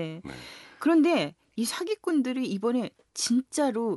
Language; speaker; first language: Korean; native; Korean